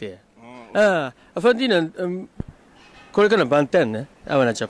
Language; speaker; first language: Lingala; non-native, fluent; Japanese